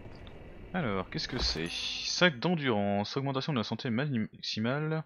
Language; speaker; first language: French; native; French